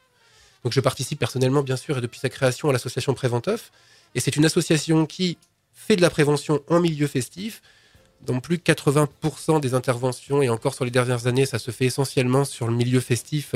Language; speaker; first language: French; native; French